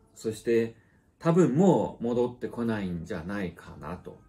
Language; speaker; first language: Japanese; non-native, fluent; Chinese